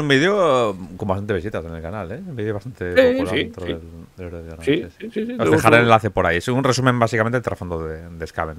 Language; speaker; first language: Spanish; native; Spanish